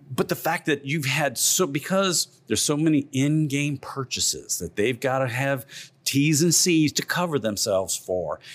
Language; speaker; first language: English; native; English